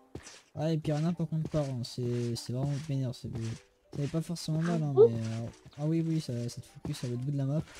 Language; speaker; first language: French; native; French